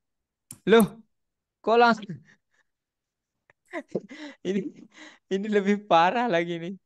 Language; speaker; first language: Indonesian; native; Indonesian